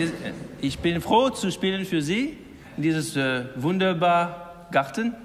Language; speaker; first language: German; non-native, learner; English